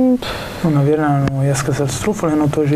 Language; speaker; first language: Russian; non-native, learner; Italian